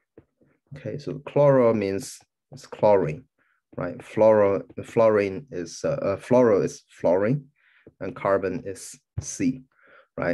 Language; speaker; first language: English; non-native, fluent; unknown